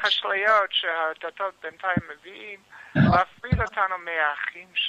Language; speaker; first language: Hebrew; non-native, learner; English